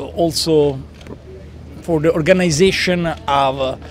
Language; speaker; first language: English; non-native, learner; Italian